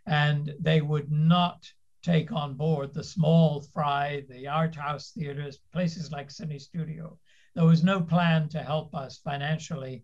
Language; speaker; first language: English; native; English